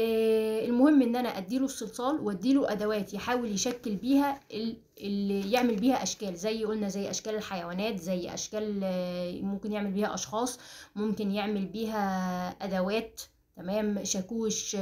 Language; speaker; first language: Arabic; native; Arabic